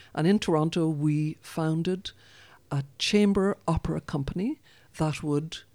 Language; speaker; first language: English; non-native, local second language; Irish